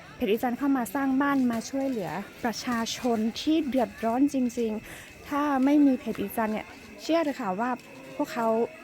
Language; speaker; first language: Thai; non-native, local second language; Karen languages